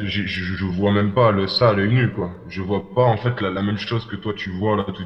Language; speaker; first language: French; native; French